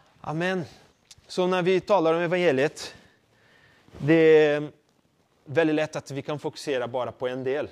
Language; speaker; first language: Swedish; non-native, fluent; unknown